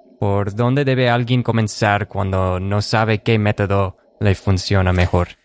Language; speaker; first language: Spanish; non-native, fluent; English